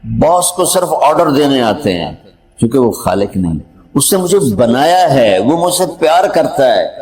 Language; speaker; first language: Urdu; non-native, local second language; Punjabi